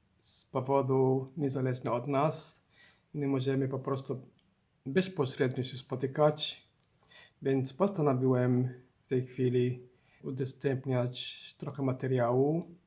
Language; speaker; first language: Polish; non-native, learner; Somali